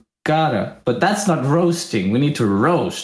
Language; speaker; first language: English; non-native, fluent; Swedish